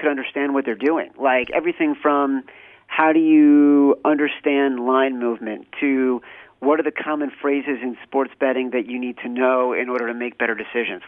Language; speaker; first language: English; native; English